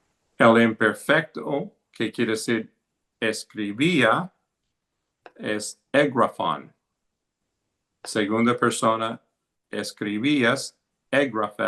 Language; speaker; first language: Spanish; non-native, fluent; English